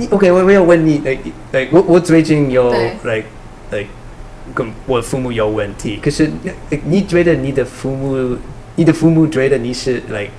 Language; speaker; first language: Chinese; non-native, learner; English